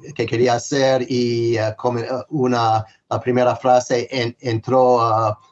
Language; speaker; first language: Spanish; non-native, fluent; English